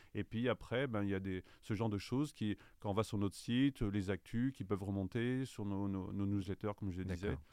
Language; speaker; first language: French; native; French